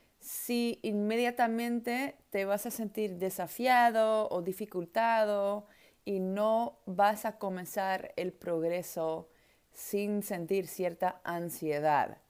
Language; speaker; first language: Spanish; non-native, fluent; Dutch